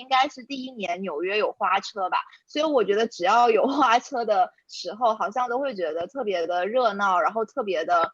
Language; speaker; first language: Chinese; native; Chinese